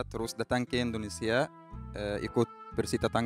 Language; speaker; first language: Indonesian; non-native, fluent; Arabic